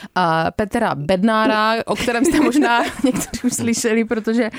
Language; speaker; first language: Czech; early bilingual, other home language; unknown